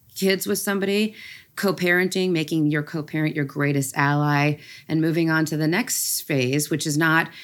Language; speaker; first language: English; native; English